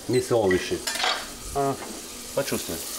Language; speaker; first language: Russian; non-native, learner; Italian